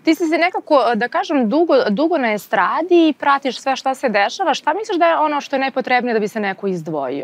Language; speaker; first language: Serbian; native; Serbian